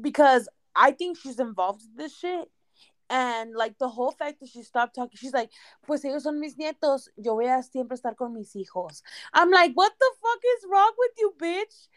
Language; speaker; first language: English; early bilingual, other home language; Spanish